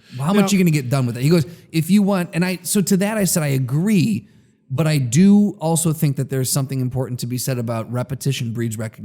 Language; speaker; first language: English; native; English